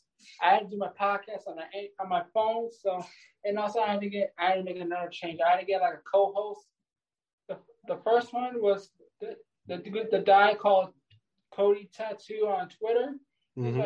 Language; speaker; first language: English; native; English